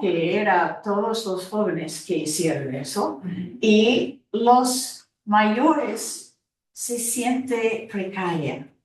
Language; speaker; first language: Spanish; non-native, fluent; English